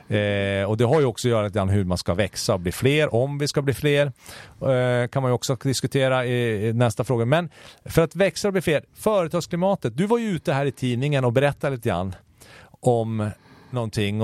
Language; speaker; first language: Swedish; native; Swedish